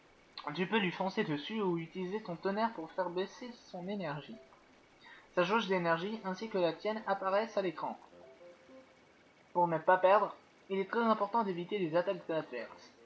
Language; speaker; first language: French; native; French